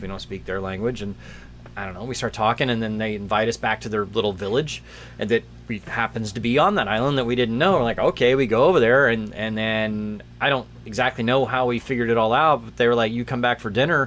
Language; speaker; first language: English; native; English